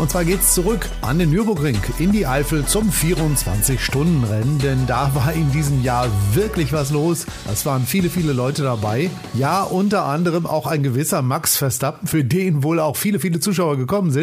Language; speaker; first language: German; native; German